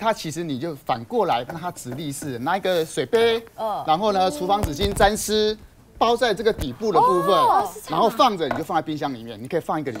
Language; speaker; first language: Chinese; native; Chinese